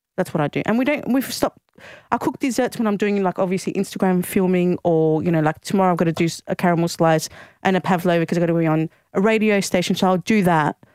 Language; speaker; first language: English; non-native, local second language; Greek